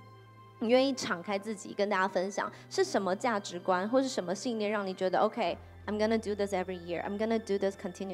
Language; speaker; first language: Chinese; native; Chinese